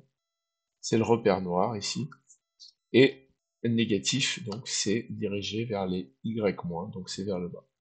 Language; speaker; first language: French; native; French